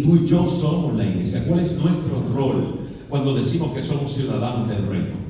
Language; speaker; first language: Spanish; native; Spanish